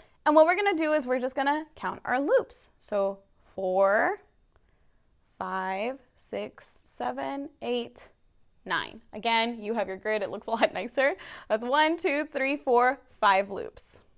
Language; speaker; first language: English; early bilingual, other home language; Spanish